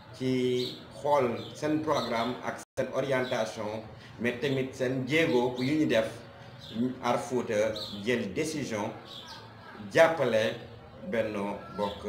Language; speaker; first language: Wolof; non-native, local second language; Fula